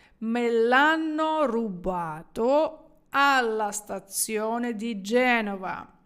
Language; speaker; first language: Italian; non-native, fluent; Ukrainian